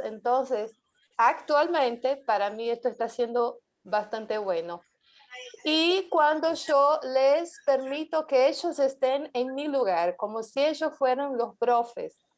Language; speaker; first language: Spanish; non-native, fluent; Portuguese